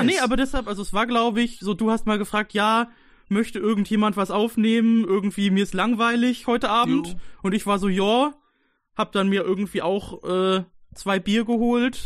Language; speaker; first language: German; native; German